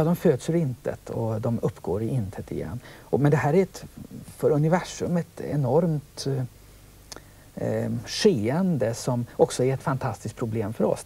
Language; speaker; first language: Swedish; native; Swedish